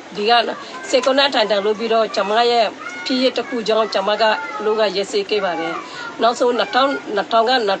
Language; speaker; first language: Burmese; non-native, local second language; Rohingya